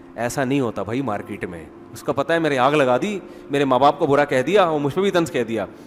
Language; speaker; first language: Urdu; native; Urdu